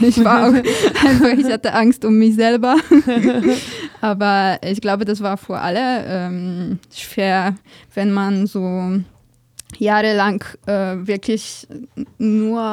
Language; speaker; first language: German; non-native, fluent; Polish